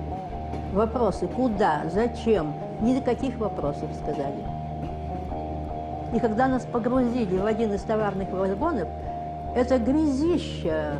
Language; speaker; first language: Russian; native; Russian